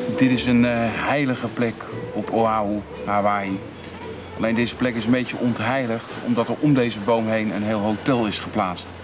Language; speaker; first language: Dutch; native; Dutch